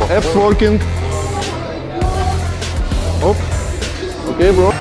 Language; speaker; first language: English; non-native, learner; Russian